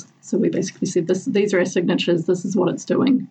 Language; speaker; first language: English; native; English